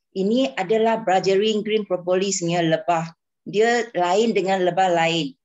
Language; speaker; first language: Malay; non-native, local second language; Chinese